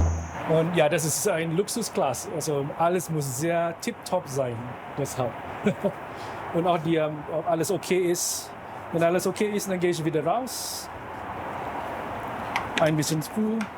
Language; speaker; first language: German; non-native, fluent; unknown